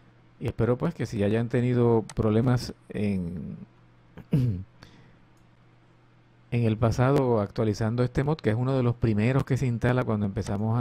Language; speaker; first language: Spanish; native; Spanish